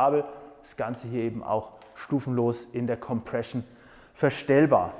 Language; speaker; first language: German; native; German